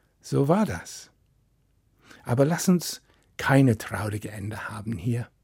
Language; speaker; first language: German; non-native, fluent; English